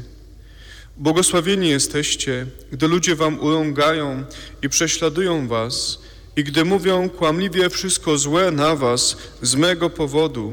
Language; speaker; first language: Polish; native; Polish